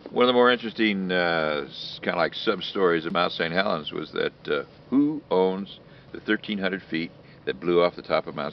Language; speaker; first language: English; native; English